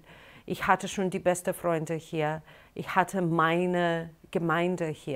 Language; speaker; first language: German; non-native, fluent; Russian